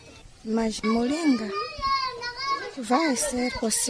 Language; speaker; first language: Portuguese; non-native, local second language; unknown